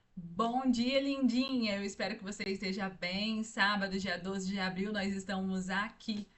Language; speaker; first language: Portuguese; native; Portuguese